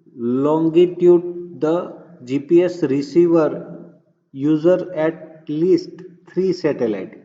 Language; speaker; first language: English; non-native, local second language; Gujarati